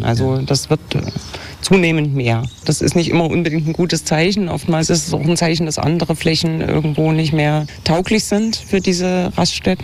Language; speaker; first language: German; native; German